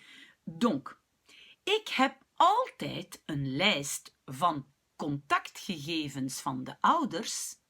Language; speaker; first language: Dutch; non-native, local second language; French